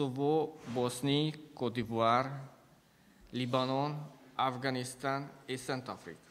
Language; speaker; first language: French; non-native, fluent; Hungarian